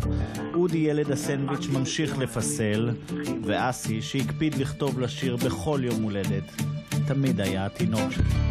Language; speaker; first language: Hebrew; native; Hebrew